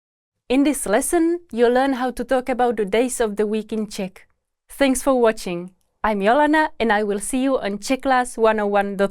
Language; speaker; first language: English; non-native, fluent; Czech